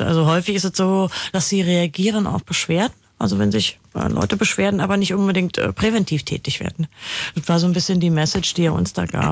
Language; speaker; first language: German; native; German